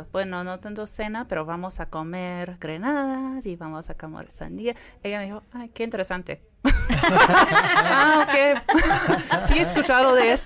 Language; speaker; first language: Spanish; non-native, fluent; English